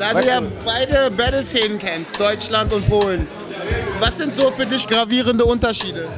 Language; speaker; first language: German; native; German